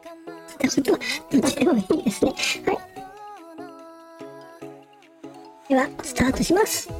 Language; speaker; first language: Japanese; native; Japanese